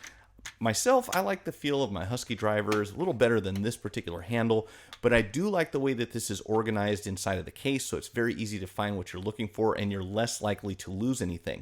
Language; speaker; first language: English; native; English